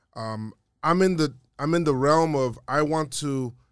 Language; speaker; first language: English; native; English